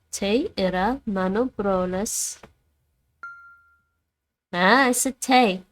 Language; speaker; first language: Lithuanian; non-native, learner; Dutch